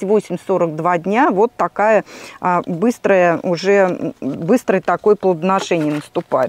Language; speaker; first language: Russian; native; Russian